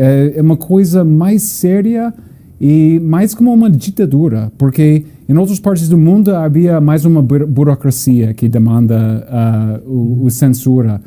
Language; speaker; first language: Portuguese; non-native, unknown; English